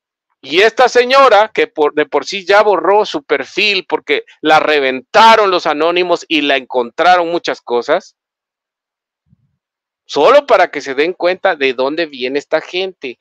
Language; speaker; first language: Spanish; native; Spanish